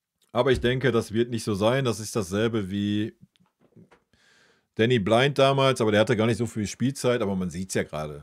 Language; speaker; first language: German; native; German